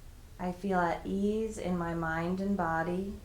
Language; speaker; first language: English; native; English